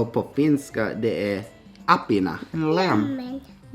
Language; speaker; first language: Swedish; non-native, fluent; English